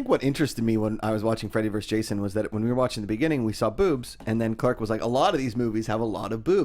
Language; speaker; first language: English; native; English